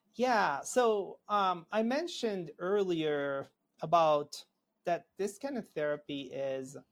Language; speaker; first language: English; non-native, fluent; Hebrew